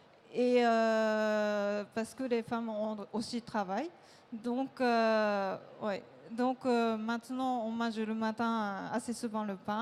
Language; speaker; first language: French; non-native, fluent; Japanese